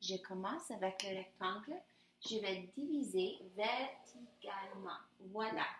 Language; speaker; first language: French; non-native, fluent; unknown